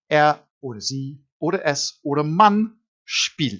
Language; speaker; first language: German; non-native, fluent; English